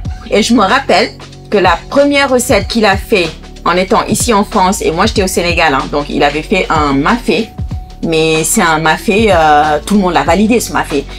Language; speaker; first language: French; non-native, local second language; Wolof